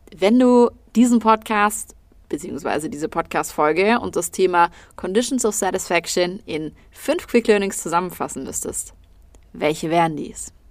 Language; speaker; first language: German; native; German